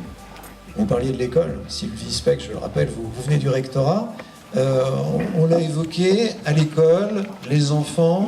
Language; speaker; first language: French; native; French